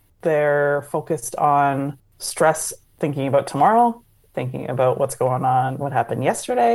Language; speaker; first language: English; native; English